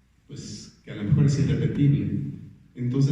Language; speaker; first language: Spanish; native; Spanish